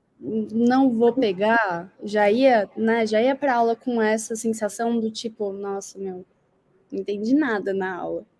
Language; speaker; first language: Portuguese; native; Portuguese